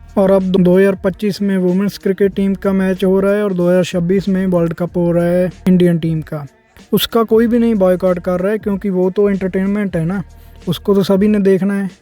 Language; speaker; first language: Hindi; non-native, local second language; Punjabi